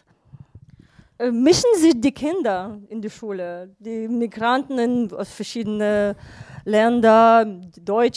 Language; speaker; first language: German; non-native, fluent; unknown